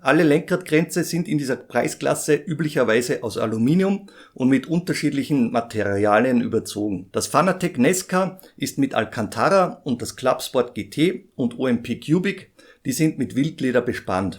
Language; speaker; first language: German; native; German